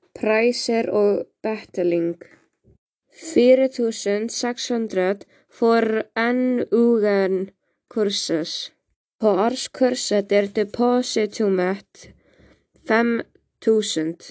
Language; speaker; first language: Norwegian; non-native, learner; Icelandic